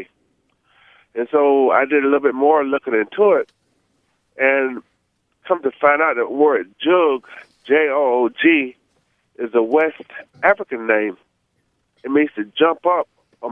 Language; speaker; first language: English; native; English